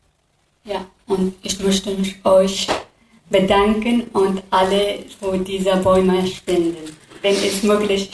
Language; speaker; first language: German; non-native, learner; Kurdish